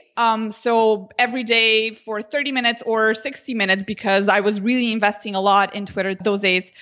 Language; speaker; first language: English; non-native, fluent; Slovenian